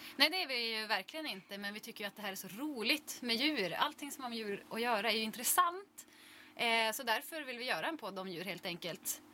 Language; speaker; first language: Swedish; native; Swedish